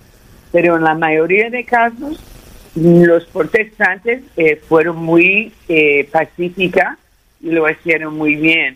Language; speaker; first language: Spanish; early bilingual, heritage; Spanish